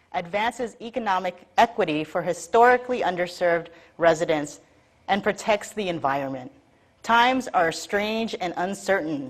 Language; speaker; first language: English; native; English